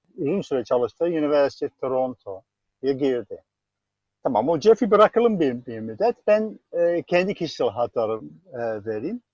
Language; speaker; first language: Turkish; non-native, fluent; English